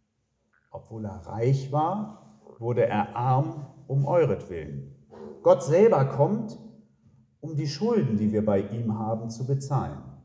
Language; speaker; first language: German; native; German